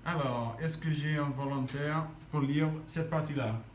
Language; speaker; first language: French; non-native, fluent; English